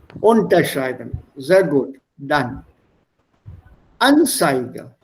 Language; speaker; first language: German; non-native, fluent; Hindi